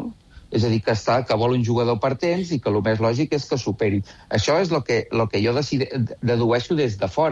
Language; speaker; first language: Catalan; native; Catalan